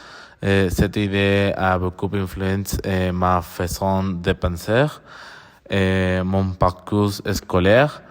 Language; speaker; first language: French; non-native, learner; Spanish